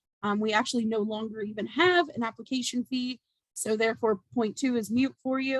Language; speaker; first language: English; native; English